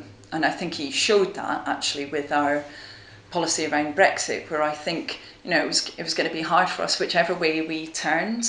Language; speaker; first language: English; native; English